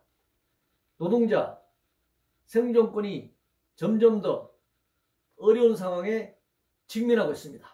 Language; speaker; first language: Korean; native; Korean